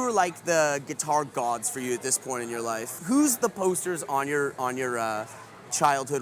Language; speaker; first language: English; native; English